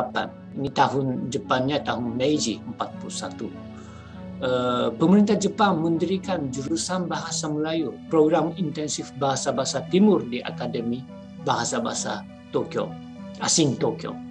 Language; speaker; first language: Indonesian; non-native, fluent; Japanese